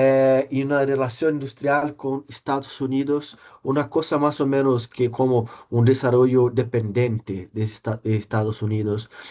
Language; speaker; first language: Spanish; non-native, fluent; Portuguese